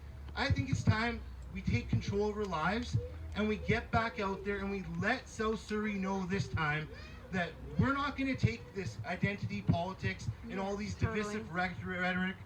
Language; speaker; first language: English; early bilingual, other home language; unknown